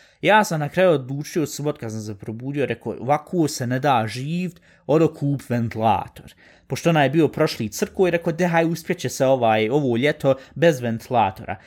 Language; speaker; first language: Bosnian; early bilingual, heritage; Bosnian